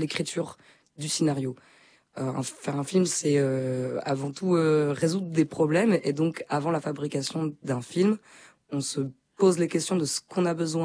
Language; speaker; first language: French; native; French